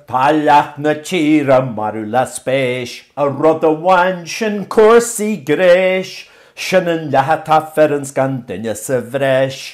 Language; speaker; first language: Irish; native; Irish